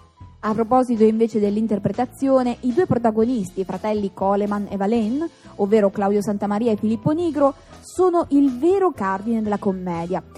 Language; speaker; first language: Italian; native; Italian